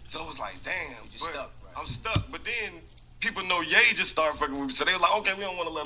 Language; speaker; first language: English; native; English